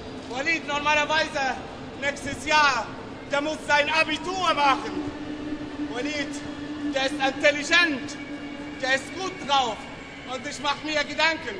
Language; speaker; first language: German; non-native, learner; Arabic